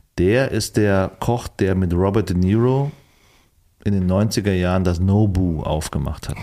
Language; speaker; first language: German; early bilingual, other home language; Vietnamese